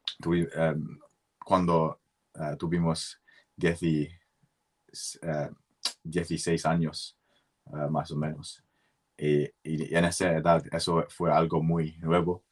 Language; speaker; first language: Spanish; non-native, learner; English